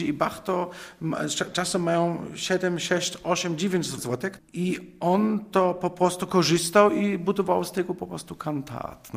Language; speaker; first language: Polish; non-native, fluent; German